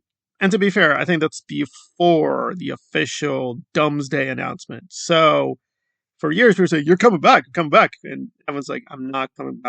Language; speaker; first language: English; native; English